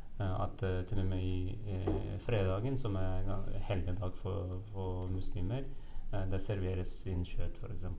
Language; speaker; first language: Norwegian; non-native, fluent; Uyghur